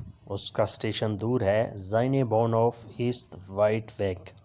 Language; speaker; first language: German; non-native, learner; Urdu